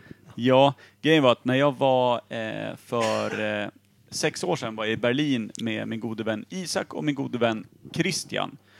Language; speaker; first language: Swedish; native; Swedish